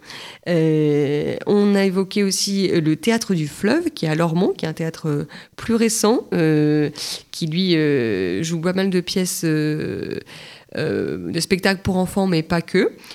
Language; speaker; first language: French; native; French